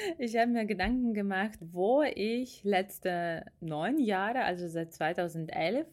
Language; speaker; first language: German; non-native, fluent; Ukrainian